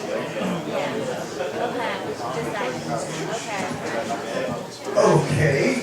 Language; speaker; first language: English; non-native, learner; Chinese